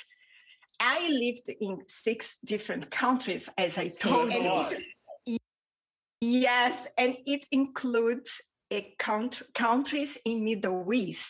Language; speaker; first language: English; non-native, fluent; Portuguese